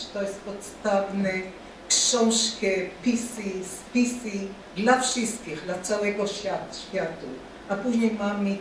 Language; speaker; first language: Polish; non-native, fluent; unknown